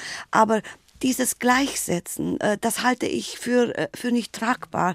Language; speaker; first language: German; native; German